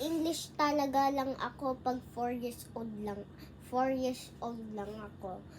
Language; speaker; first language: Filipino; non-native, local second language; English